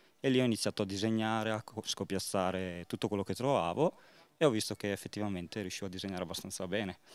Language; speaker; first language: Italian; native; Italian